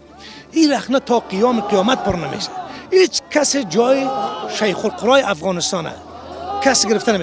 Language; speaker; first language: Persian; native; Persian